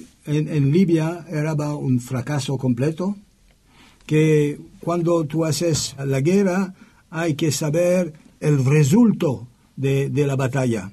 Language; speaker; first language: Spanish; non-native, learner; French